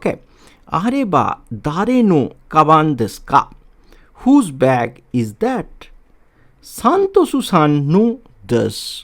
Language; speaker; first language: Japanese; non-native, fluent; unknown